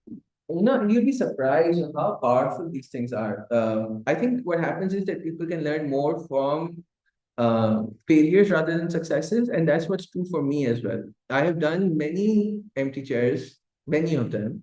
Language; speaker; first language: English; non-native, local second language; Urdu